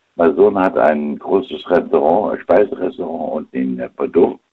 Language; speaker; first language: German; native; German